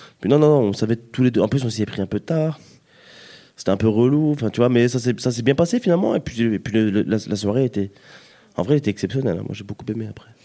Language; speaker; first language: French; native; French